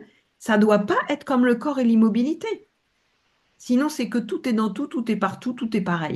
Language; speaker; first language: French; native; French